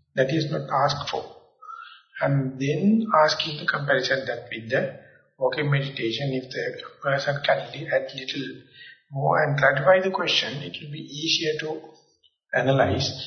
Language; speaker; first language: English; non-native, local second language; Sinhala